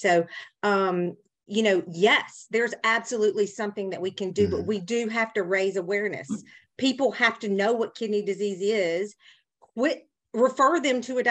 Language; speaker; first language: English; native; English